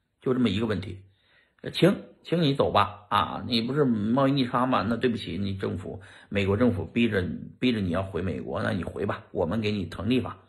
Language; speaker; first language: Chinese; native; Chinese